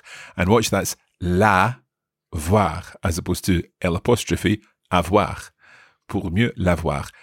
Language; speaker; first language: French; non-native, fluent; English